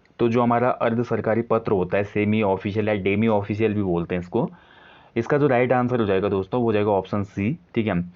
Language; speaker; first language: Hindi; native; Hindi